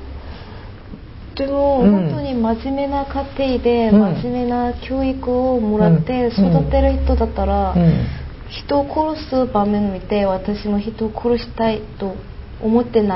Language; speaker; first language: Japanese; non-native, fluent; Korean